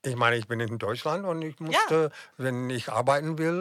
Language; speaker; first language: German; non-native, fluent; English